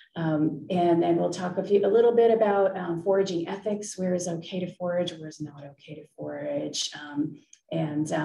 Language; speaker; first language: English; native; English